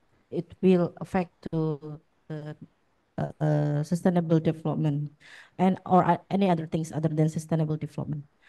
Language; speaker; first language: English; non-native, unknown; Indonesian